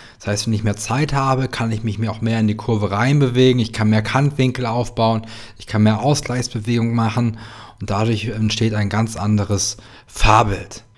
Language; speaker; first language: German; native; German